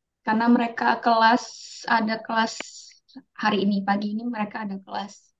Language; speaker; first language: Indonesian; native; Indonesian